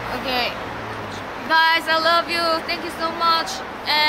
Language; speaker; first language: English; non-native, learner; Korean